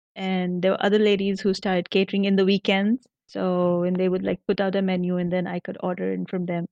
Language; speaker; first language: English; non-native, local second language; Marathi